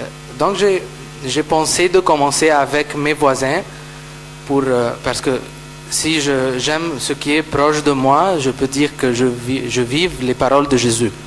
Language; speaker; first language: French; non-native, fluent; Arabic